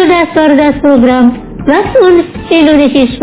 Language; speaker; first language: German; non-native, fluent; Indonesian